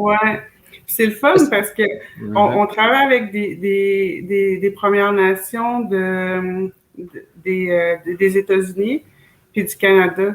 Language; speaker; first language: French; native; French